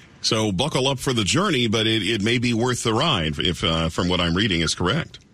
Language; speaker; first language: English; native; English